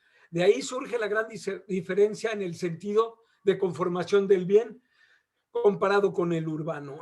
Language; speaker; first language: Spanish; native; Spanish